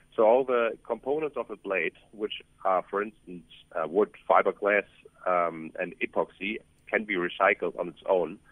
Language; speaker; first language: English; non-native, fluent; German